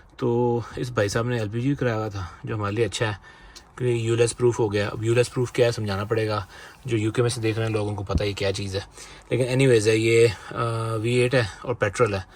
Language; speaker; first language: Urdu; non-native, local second language; Punjabi